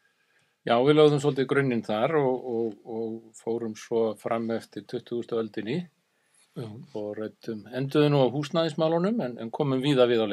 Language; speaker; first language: Icelandic; native; Icelandic